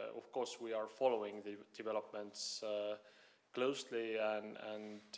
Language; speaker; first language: English; non-native, fluent; Estonian